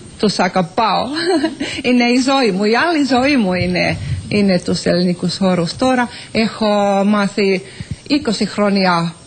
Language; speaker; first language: Greek; non-native, learner; Finnish